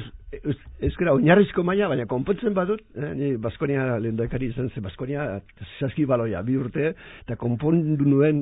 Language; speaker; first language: Basque; non-native, local second language; Spanish